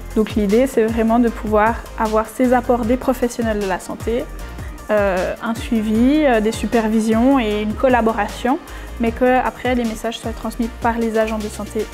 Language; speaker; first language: French; native; French